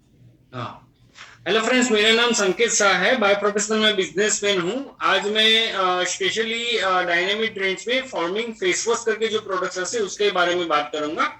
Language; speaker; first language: Hindi; native; Hindi